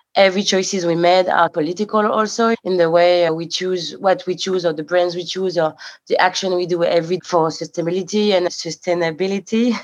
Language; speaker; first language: English; non-native, fluent; French